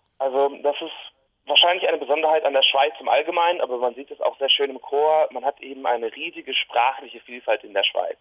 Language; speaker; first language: German; native; German